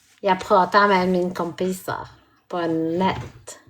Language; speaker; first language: Swedish; non-native, learner; French